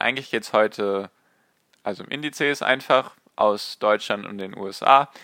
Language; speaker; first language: German; native; German